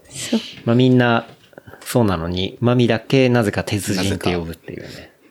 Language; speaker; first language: Japanese; native; Japanese